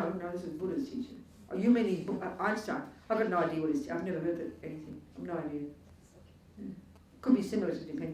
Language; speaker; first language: English; native; English